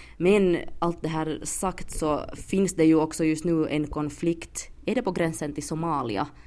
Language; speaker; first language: Swedish; native; Swedish